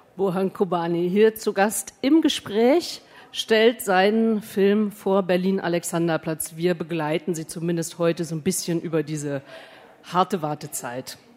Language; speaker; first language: German; native; German